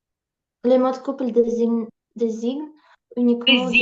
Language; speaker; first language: French; non-native, learner; Ukrainian